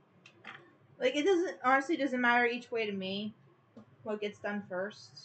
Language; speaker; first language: English; native; English